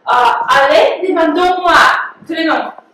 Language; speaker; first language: French; non-native, fluent; Russian